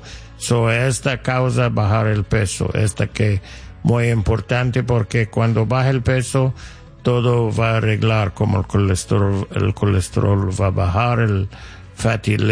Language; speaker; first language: Spanish; non-native, learner; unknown